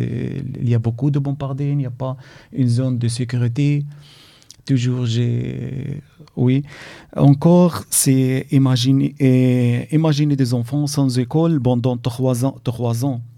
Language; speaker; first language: French; non-native, learner; Arabic